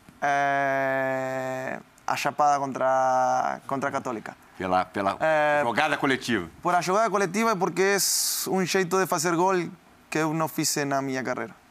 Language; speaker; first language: Portuguese; non-native, learner; Spanish